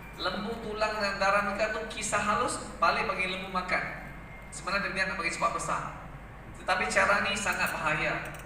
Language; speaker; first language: Malay; native; Malay